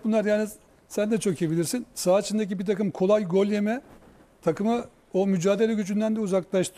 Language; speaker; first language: Turkish; native; Turkish